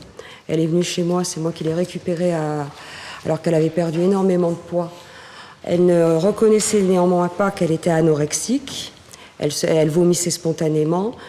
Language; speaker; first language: French; native; French